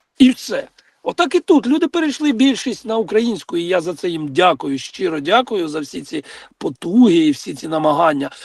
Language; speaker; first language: Ukrainian; non-native, local second language; Russian